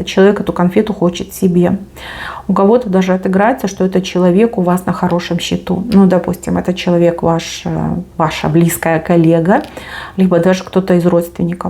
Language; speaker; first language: Russian; native; Russian